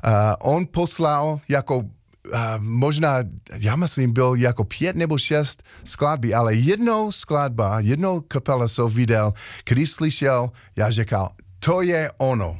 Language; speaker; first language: Czech; non-native, learner; English